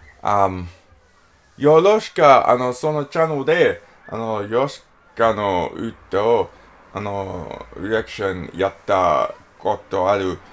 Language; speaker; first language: Japanese; non-native, learner; English